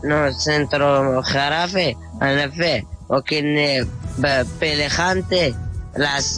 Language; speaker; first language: Spanish; non-native, learner; Arabic